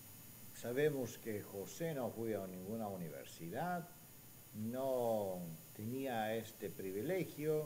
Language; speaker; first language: Spanish; non-native, fluent; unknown